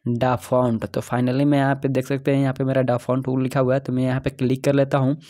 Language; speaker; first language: Hindi; native; Hindi